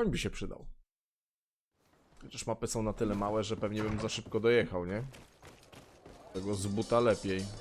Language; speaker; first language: Polish; native; Polish